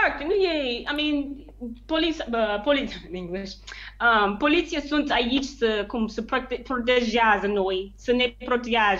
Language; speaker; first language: Romanian; non-native, learner; English